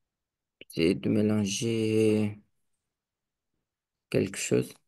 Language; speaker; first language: French; non-native, learner; Romanian